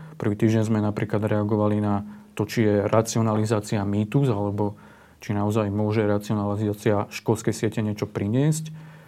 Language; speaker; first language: Slovak; native; Slovak